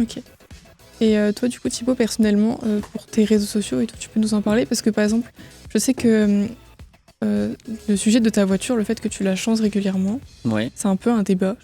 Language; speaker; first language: French; native; French